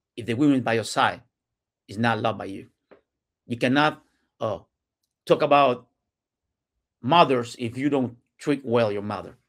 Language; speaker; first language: English; non-native, learner; Spanish